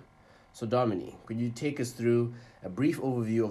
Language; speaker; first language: English; non-native, local second language; Nyanja